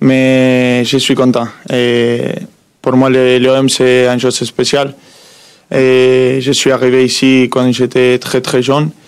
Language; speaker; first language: French; non-native, fluent; Spanish